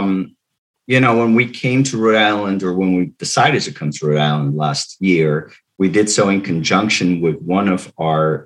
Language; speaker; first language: English; non-native, fluent; Dutch